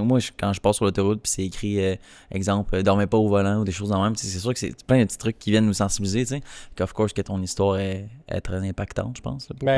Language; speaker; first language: French; native; French